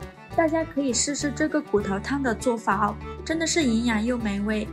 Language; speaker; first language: Chinese; native; Chinese